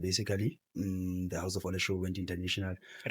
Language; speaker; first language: English; non-native, local second language; Southern Sotho